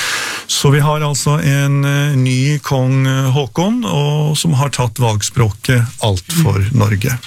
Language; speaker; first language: Norwegian; native; Norwegian